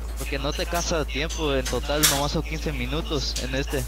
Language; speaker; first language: Spanish; early bilingual, heritage; English